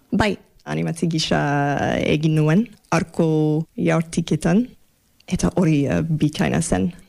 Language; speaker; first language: Basque; non-native, learner; English